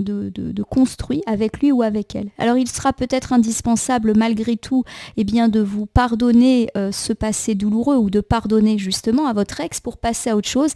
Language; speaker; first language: French; native; French